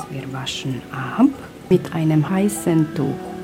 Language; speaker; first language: German; non-native, learner; Hungarian